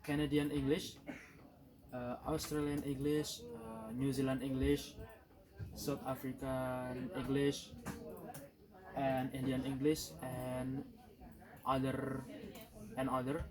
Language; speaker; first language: English; non-native, learner; Indonesian